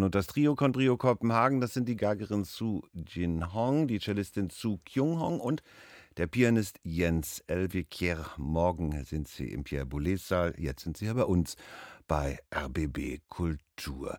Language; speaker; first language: German; native; German